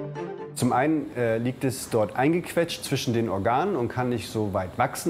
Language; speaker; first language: German; native; German